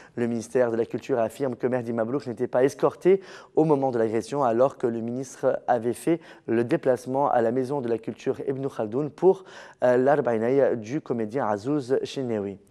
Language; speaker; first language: French; non-native, local second language; Arabic